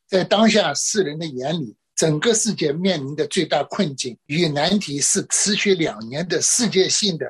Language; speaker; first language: Chinese; native; Chinese